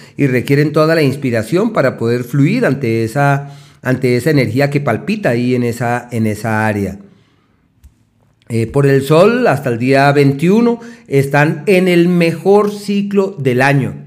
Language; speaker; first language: Spanish; native; Spanish